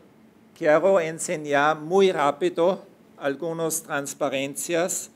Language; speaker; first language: Spanish; non-native, fluent; German